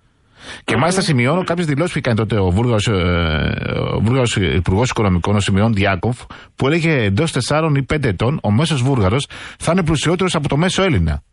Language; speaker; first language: Greek; native; Greek